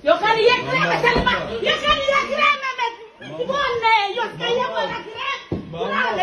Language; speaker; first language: Swedish; non-native, learner; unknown